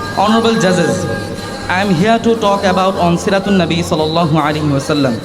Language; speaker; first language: English; non-native, local second language; Bangla